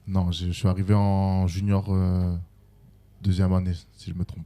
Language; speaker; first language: French; native; French